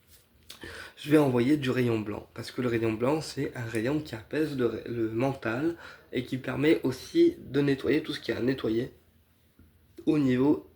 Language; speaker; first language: French; native; French